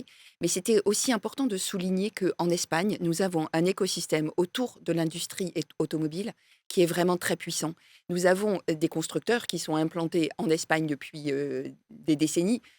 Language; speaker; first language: French; native; French